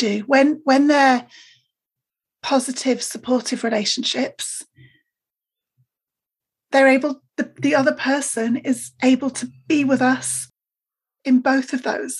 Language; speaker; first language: English; native; English